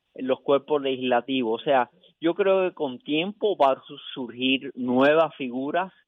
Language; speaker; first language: Spanish; early bilingual, heritage; Spanish